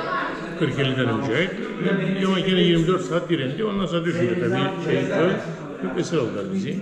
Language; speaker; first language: Turkish; native; Turkish